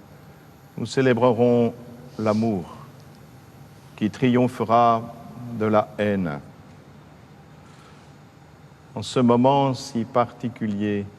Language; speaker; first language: French; native; French